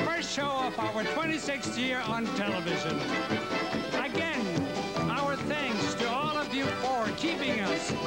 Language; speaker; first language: English; native; English